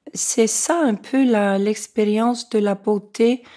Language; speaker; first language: French; non-native, fluent; Icelandic